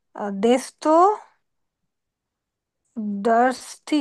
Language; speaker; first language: German; non-native, learner; Bangla